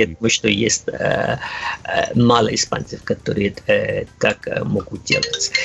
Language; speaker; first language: Russian; non-native, learner; Spanish